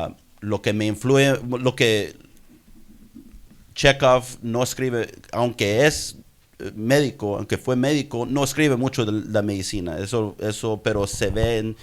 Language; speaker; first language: Spanish; early bilingual, heritage; English